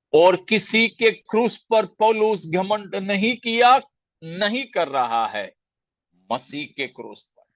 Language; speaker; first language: Hindi; non-native, local second language; Malayalam